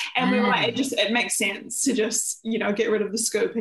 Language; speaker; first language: English; native; English